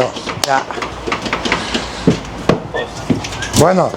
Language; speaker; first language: Spanish; non-native, learner; Lithuanian